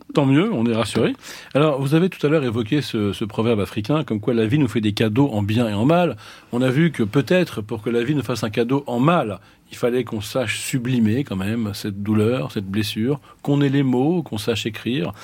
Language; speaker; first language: French; native; French